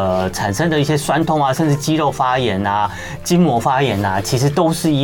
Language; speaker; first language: Chinese; native; Chinese